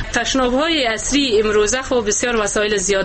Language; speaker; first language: Persian; native; Persian